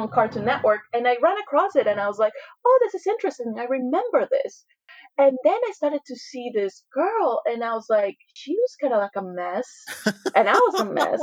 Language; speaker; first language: English; non-native, fluent; Spanish